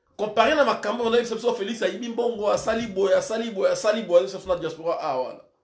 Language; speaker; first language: French; non-native, local second language; Lingala